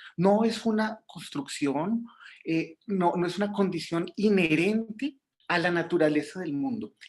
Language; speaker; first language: Spanish; native; Spanish